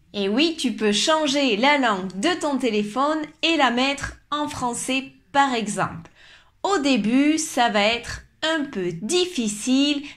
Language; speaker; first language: French; native; French